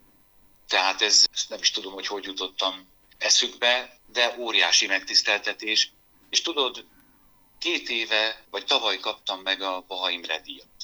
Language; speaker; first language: Hungarian; native; Hungarian